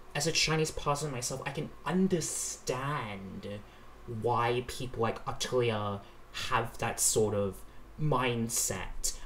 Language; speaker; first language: English; native; English